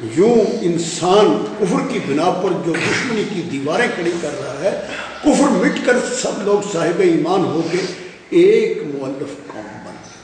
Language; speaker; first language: Urdu; non-native, local second language; Punjabi